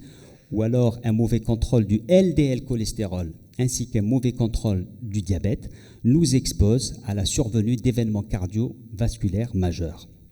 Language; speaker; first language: French; non-native, local second language; Arabic